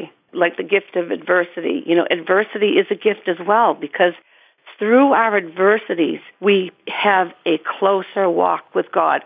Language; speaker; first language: English; native; English